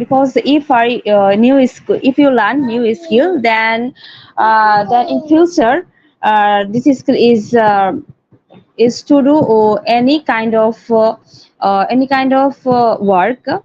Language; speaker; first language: English; non-native, learner; Bangla